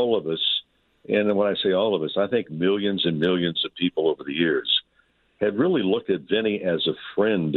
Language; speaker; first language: English; native; English